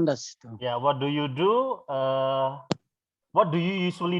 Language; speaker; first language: English; non-native, fluent; Indonesian